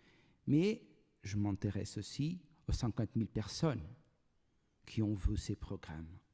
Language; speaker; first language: French; non-native, learner; Portuguese